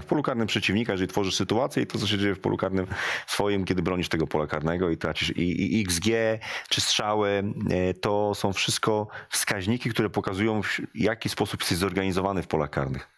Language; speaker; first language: Polish; native; Polish